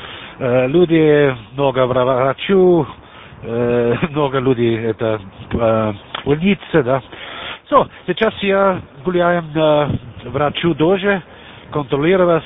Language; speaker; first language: Russian; non-native, learner; German